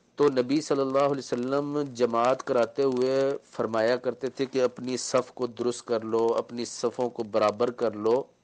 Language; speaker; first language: Urdu; native; Urdu